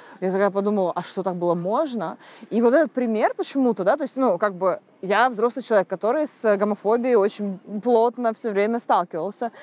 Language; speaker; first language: Russian; native; Russian